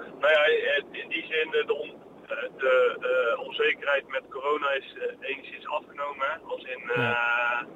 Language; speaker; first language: Dutch; native; Dutch